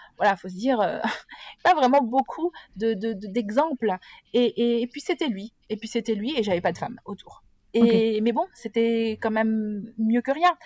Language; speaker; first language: French; native; French